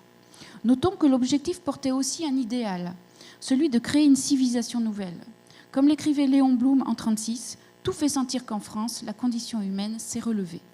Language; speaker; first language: French; native; French